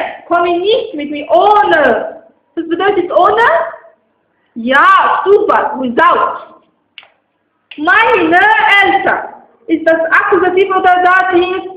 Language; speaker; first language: German; non-native, fluent; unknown